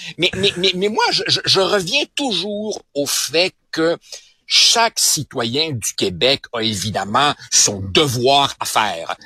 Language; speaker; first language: French; early bilingual, other home language; Spanish